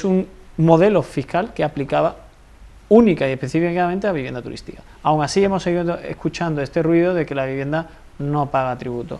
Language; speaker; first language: Spanish; native; Spanish